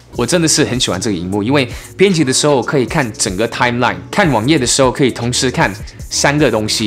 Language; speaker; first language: Chinese; early bilingual, heritage; English